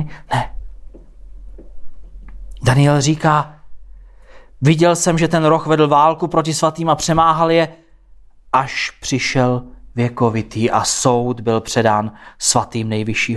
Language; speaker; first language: Czech; native; Czech